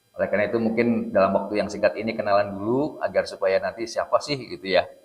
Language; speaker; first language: Indonesian; non-native, local second language; Javanese